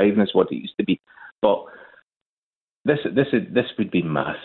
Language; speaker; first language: English; native; English